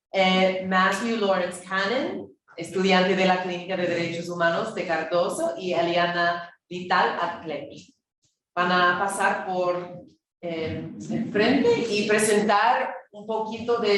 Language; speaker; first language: Spanish; non-native, fluent; English